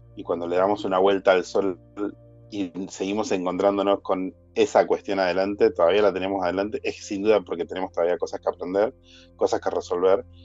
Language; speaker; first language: Spanish; native; Spanish